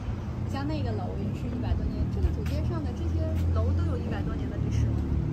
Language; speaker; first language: Chinese; native; Chinese